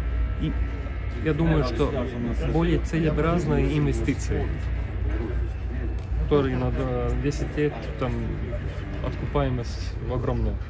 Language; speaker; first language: Russian; non-native, learner; Latvian